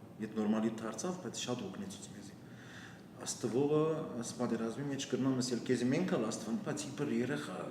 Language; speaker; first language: Armenian; early bilingual, heritage; Armenian